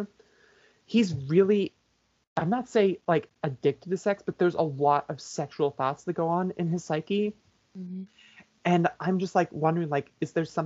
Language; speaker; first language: English; native; English